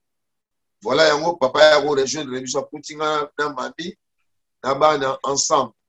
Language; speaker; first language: French; non-native, local second language; Lingala